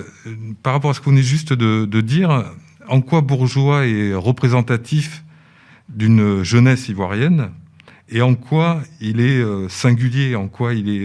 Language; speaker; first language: French; native; French